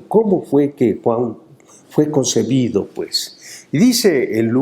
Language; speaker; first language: Spanish; native; Spanish